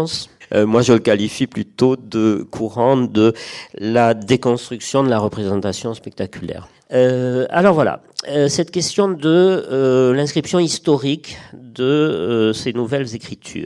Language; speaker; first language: French; native; French